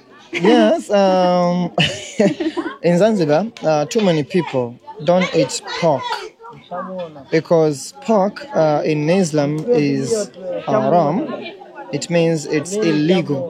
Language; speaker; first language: English; non-native, fluent; Swahili